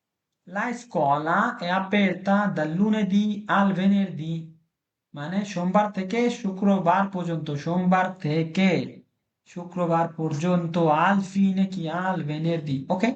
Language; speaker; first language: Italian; non-native, fluent; Bangla